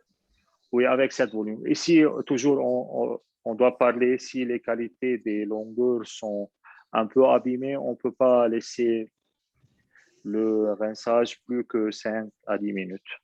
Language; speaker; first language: French; non-native, fluent; Arabic